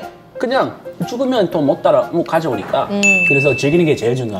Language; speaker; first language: Korean; non-native, fluent; English